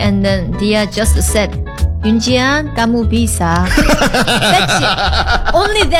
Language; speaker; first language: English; non-native, learner; Korean